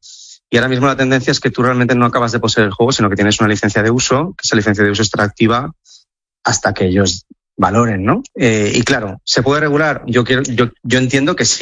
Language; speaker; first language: Spanish; native; Spanish